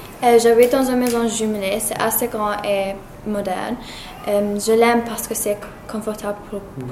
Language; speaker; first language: French; non-native, learner; English